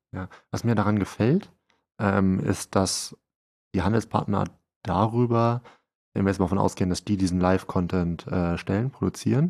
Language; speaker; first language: German; native; German